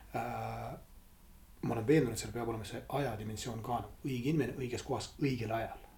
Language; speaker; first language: Estonian; non-native, local second language; Russian